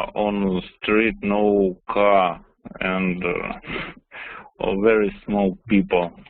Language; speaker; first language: English; non-native, learner; Russian